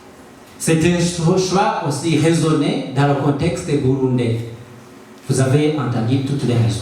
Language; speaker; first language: French; non-native, local second language; Rundi